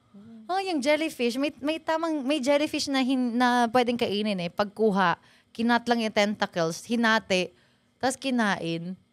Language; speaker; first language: Filipino; native; Filipino